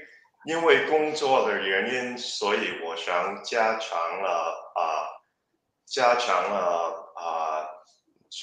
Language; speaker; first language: Chinese; non-native, learner; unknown